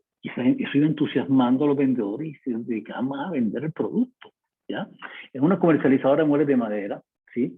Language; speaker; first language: Spanish; native; Spanish